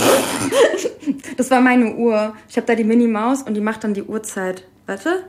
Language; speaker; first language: German; early bilingual, other home language; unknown